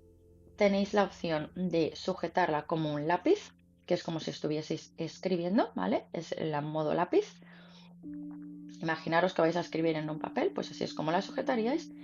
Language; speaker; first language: Spanish; native; Spanish